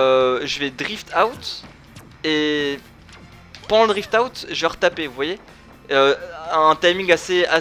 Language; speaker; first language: French; native; French